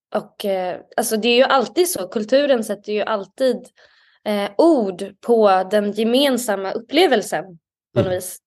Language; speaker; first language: Swedish; native; Swedish